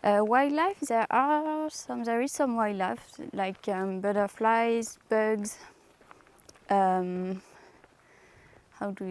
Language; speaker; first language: English; non-native, fluent; French